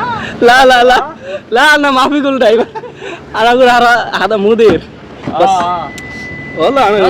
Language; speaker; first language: Arabic; non-native, learner; Bangla